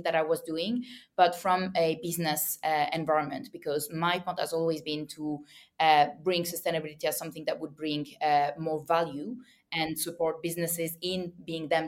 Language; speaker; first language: English; non-native, fluent; French